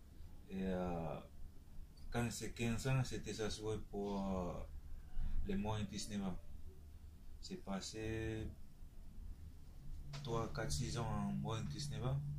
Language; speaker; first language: French; non-native, learner; Tongan